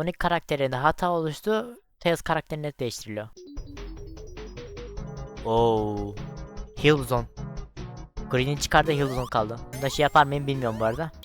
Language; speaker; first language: Turkish; native; Turkish